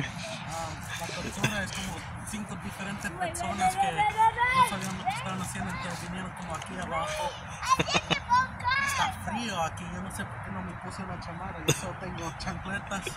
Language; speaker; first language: Spanish; early bilingual, heritage; Spanish